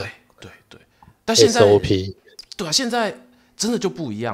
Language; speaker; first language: Chinese; native; Chinese